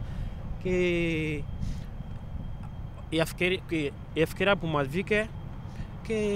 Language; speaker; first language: Greek; non-native, learner; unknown